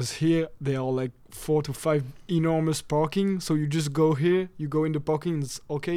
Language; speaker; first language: English; non-native, fluent; French